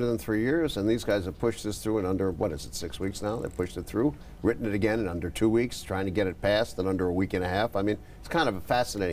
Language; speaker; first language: English; native; English